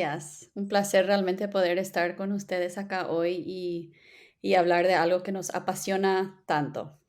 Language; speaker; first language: Spanish; non-native, fluent; English